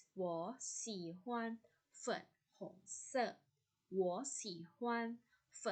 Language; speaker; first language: Chinese; non-native, fluent; Thai